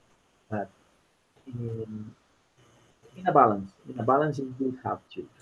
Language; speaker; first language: English; non-native, learner; Spanish